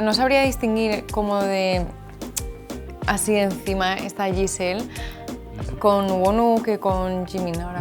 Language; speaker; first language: Spanish; native; Spanish